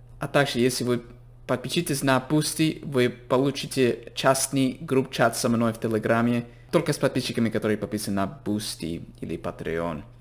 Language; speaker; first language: Russian; non-native, fluent; English